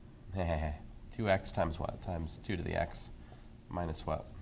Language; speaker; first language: English; native; English